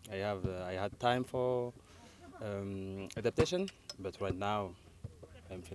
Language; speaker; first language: English; non-native, learner; French